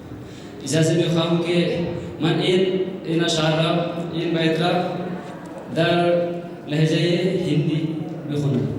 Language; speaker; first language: Persian; non-native, learner; Hindi